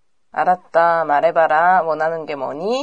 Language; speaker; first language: Korean; non-native, learner; Japanese